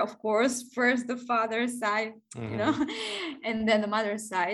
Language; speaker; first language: English; non-native, fluent; Italian